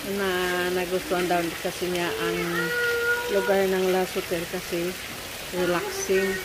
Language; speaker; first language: Filipino; non-native, local second language; Cebuano